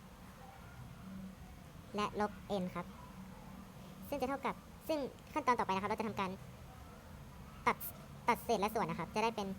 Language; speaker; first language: Thai; native; Thai